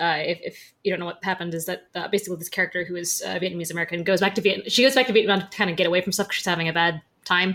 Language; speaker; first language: English; native; English